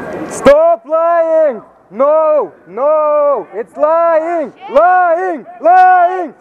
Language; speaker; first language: English; non-native, learner; Russian